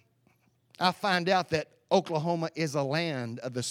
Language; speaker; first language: English; native; English